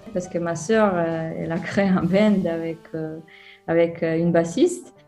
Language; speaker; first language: French; non-native, learner; Croatian